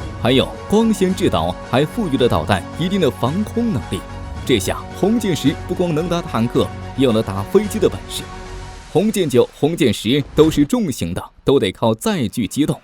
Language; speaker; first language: Chinese; native; Chinese